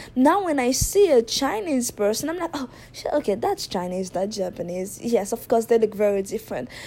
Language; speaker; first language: English; non-native, fluent; Haitian Creole